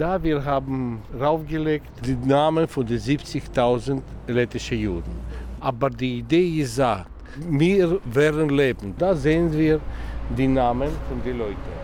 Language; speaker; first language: German; non-native, learner; Russian